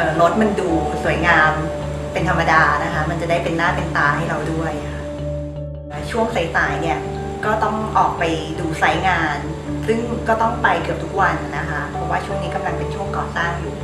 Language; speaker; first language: Thai; native; Thai